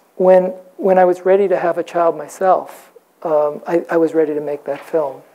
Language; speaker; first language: English; native; English